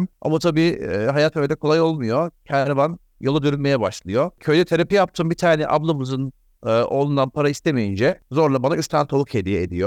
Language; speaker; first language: Turkish; native; Turkish